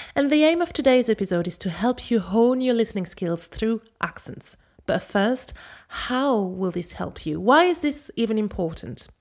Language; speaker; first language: English; non-native, fluent; French